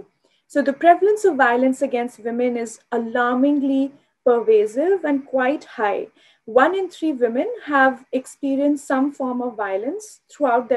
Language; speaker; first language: English; non-native, local second language; Hindi